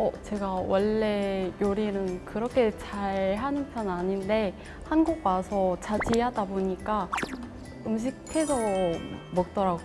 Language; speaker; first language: Korean; non-native, fluent; Vietnamese